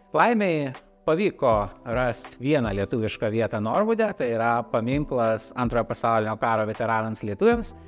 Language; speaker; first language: Lithuanian; native; Lithuanian